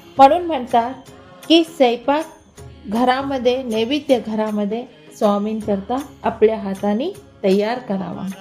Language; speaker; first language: Marathi; non-native, local second language; Hindi